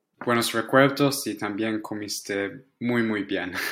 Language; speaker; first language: Spanish; non-native, fluent; English